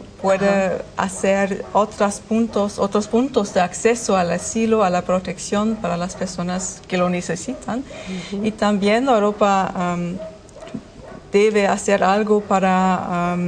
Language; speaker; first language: Spanish; non-native, learner; German